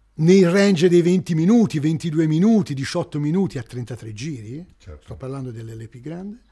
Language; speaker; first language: Italian; native; Italian